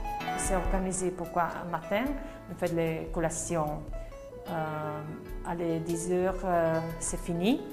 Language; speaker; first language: French; non-native, learner; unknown